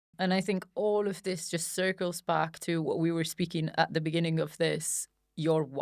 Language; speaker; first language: English; non-native, fluent; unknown